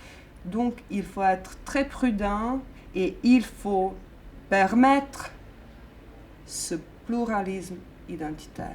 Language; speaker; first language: French; non-native, fluent; Bosnian